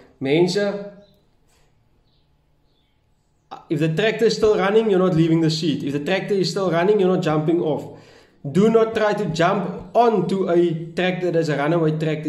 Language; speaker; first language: English; non-native, local second language; Afrikaans